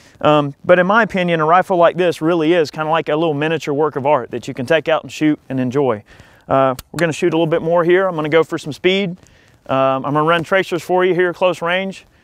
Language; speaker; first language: English; native; English